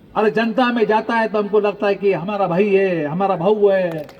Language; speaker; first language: Hindi; non-native, local second language; Marathi